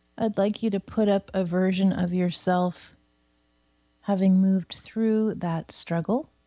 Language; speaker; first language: English; native; English